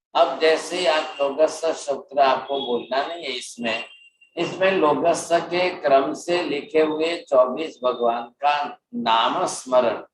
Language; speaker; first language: Hindi; non-native, local second language; Gujarati